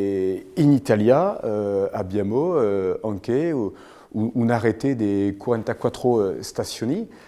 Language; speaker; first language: Italian; non-native, fluent; French